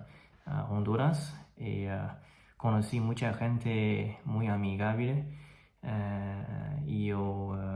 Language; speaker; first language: Spanish; non-native, learner; Chinese